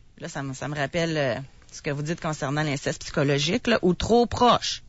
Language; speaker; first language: French; native; French